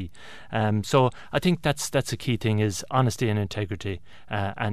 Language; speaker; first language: English; native; English